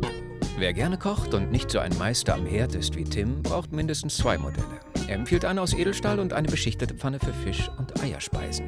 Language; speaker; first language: German; native; German